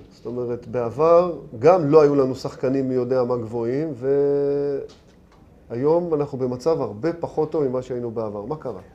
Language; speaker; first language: Hebrew; native; Hebrew